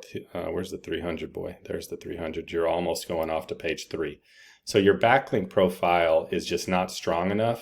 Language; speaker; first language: English; native; English